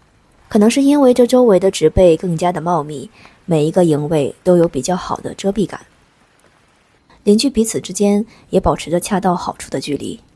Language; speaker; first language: Chinese; native; Chinese